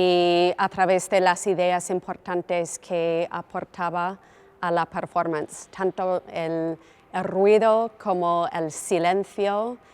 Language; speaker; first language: Spanish; non-native, fluent; English